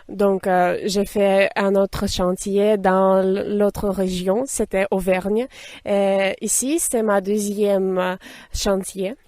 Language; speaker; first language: French; non-native, fluent; Russian